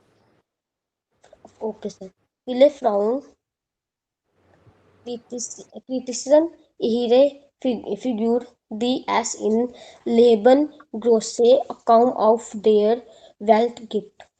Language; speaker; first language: German; non-native, learner; Hindi